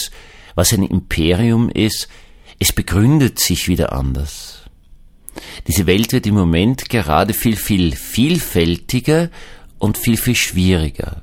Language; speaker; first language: German; native; German